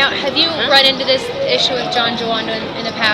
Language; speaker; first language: English; native; English